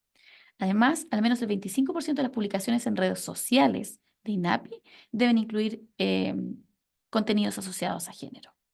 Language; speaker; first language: Spanish; native; Spanish